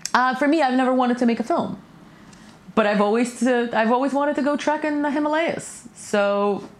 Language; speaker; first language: English; early bilingual, other home language; Russian